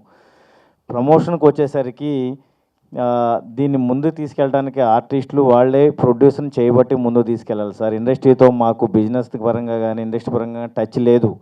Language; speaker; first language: Telugu; native; Telugu